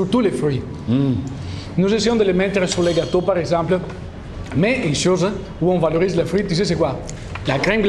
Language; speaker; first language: French; non-native, fluent; Italian